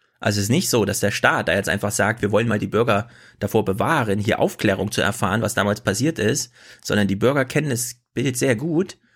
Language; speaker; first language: German; native; German